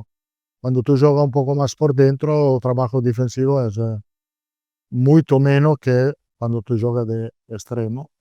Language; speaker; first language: Portuguese; non-native, learner; Italian